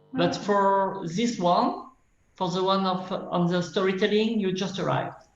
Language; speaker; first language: English; non-native, learner; French